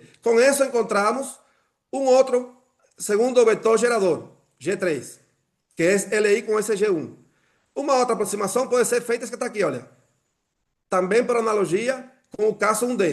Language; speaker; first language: Portuguese; non-native, fluent; Spanish